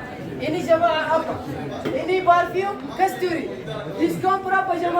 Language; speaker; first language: Indonesian; non-native, learner; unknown